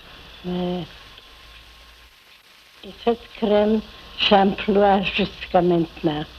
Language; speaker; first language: French; non-native, fluent; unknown